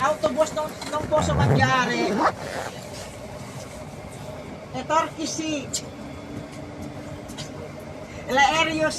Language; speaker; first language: Italian; non-native, learner; Filipino